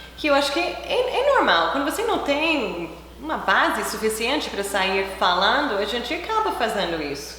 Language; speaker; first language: Portuguese; non-native, fluent; English